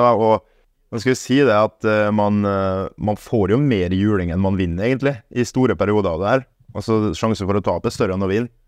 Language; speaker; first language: Norwegian; early bilingual, other home language; German